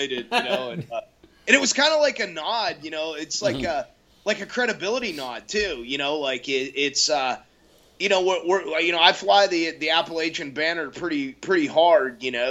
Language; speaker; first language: English; native; English